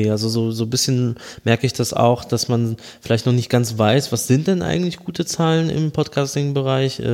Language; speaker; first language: German; native; German